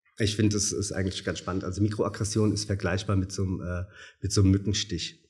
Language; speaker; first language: German; native; German